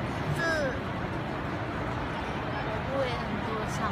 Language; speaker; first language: Chinese; non-native, learner; Indonesian